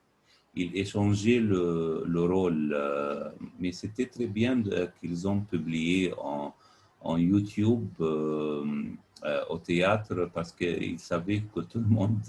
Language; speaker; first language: French; non-native, fluent; Arabic